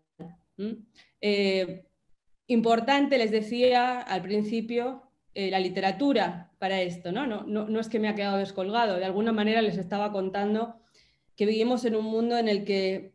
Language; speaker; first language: Spanish; native; Spanish